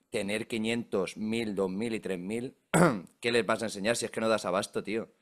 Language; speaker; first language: Spanish; native; Spanish